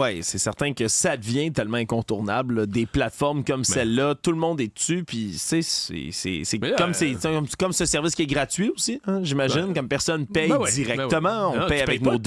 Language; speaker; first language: French; native; French